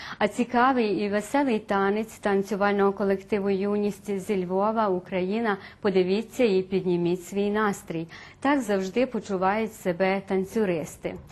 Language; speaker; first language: Ukrainian; early bilingual, heritage; Ukrainian